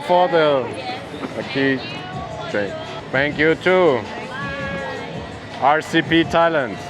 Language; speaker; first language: English; non-native, fluent; German